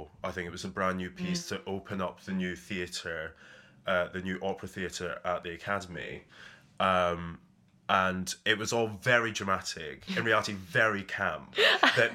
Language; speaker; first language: English; native; English